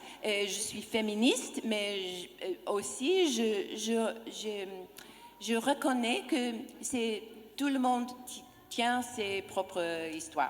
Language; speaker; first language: French; non-native, learner; English